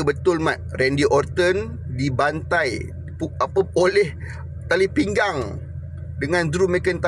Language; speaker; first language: Malay; native; Malay